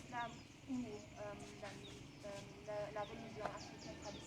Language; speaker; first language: French; non-native, fluent; German